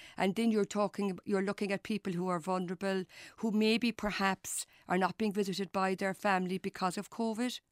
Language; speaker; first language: English; native; English